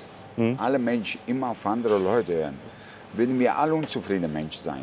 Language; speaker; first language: German; non-native, fluent; Italian